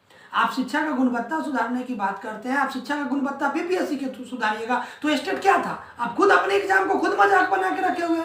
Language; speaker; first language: Hindi; native; Hindi